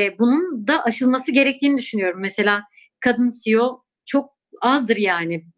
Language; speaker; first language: Turkish; non-native, local second language; Kurdish